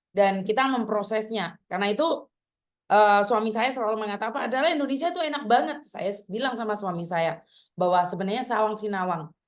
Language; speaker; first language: Indonesian; native; Indonesian